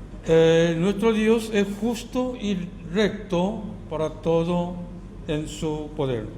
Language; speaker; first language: Spanish; non-native, fluent; Korean